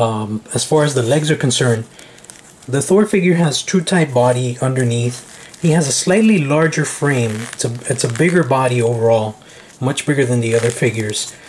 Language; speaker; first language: English; native; English